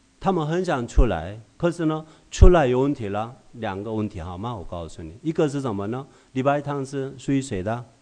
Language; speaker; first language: Chinese; non-native, fluent; Korean